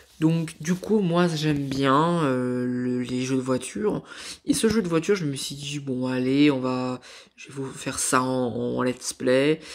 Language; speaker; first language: French; native; French